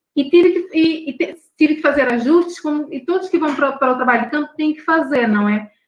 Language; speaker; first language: Portuguese; non-native, local second language; Kabuverdianu